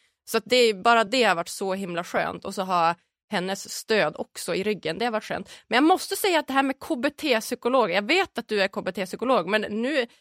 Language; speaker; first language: Swedish; native; Swedish